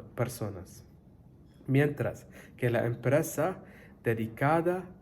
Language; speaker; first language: Spanish; non-native, learner; English